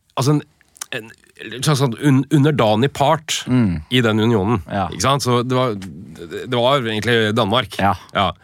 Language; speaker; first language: Norwegian; native; Norwegian